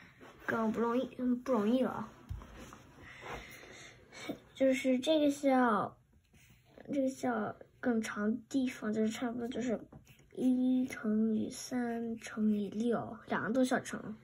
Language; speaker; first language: Chinese; early bilingual, heritage; Chinese